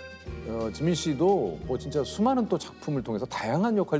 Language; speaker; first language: Korean; native; Korean